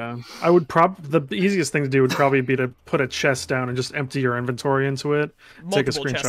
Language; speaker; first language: English; native; English